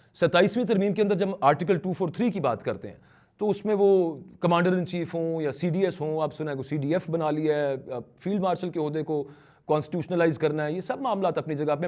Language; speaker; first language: Urdu; non-native, local second language; Punjabi